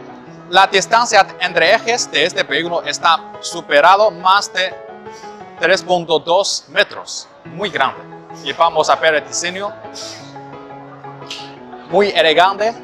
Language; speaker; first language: Spanish; non-native, learner; Chinese